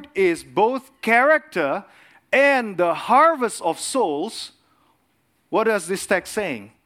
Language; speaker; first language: English; non-native, fluent; Indonesian